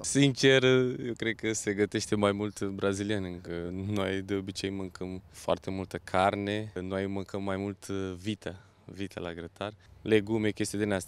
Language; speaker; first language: Romanian; non-native, fluent; Portuguese